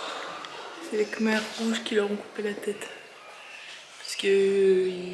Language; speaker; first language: French; native; French